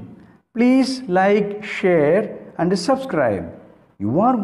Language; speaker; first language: English; non-native, local second language; Tamil